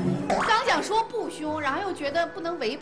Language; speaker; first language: Chinese; native; Chinese